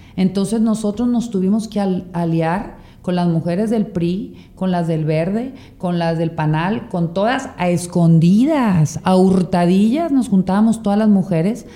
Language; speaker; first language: Spanish; native; Spanish